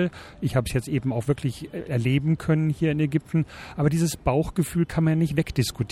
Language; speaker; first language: German; native; German